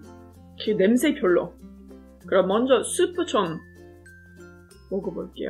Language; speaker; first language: Korean; non-native, fluent; English